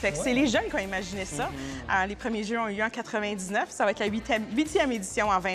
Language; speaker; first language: French; native; French